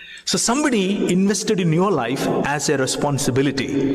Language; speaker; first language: English; non-native, local second language; Telugu